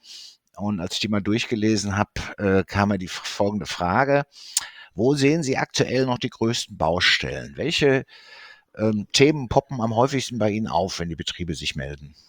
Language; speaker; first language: German; native; German